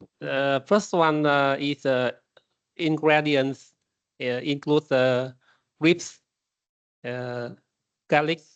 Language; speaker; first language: English; non-native, learner; Vietnamese